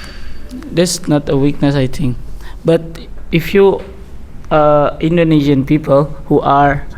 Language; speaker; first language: English; non-native, learner; Indonesian